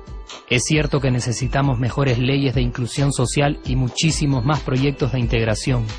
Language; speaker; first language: Spanish; native; Spanish